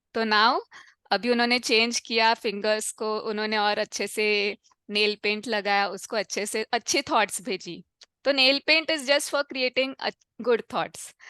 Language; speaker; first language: Hindi; non-native, local second language; Tamil